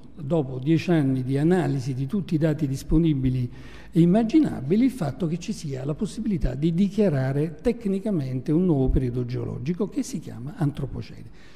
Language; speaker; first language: Italian; native; Italian